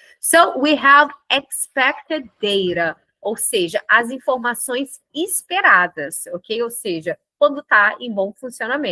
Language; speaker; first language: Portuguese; native; Portuguese